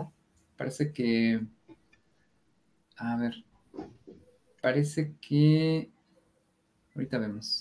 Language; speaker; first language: Spanish; native; Spanish